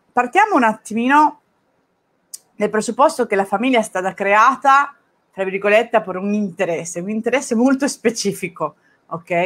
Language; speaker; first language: Italian; non-native, fluent; Spanish